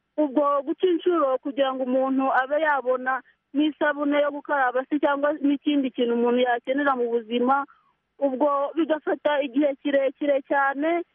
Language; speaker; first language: Kinyarwanda; early bilingual, heritage; Kinyarwanda